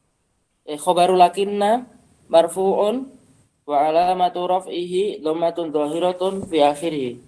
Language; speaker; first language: Arabic; non-native, learner; Indonesian